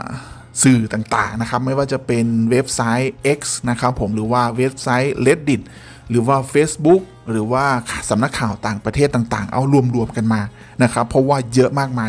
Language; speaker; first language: Thai; native; Thai